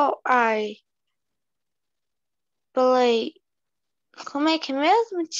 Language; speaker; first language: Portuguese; native; Portuguese